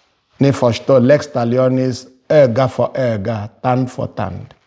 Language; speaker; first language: Swedish; non-native, fluent; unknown